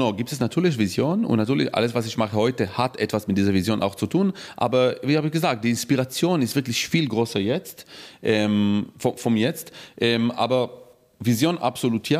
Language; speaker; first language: German; non-native, fluent; Hebrew